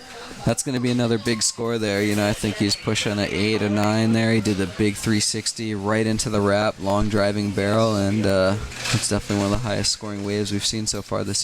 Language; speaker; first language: English; native; English